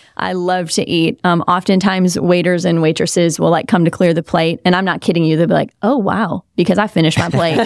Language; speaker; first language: English; native; English